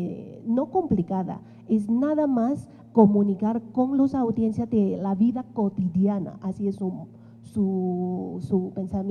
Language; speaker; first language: Spanish; non-native, fluent; Chinese